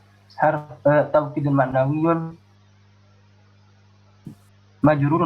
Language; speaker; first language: Arabic; non-native, learner; Indonesian